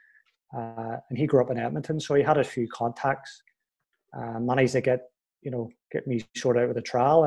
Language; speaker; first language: English; native; English